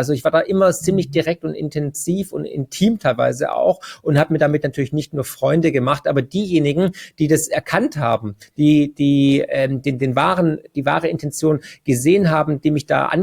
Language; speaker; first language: German; native; German